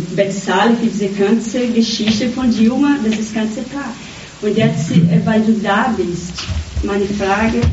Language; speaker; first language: German; non-native, learner; Portuguese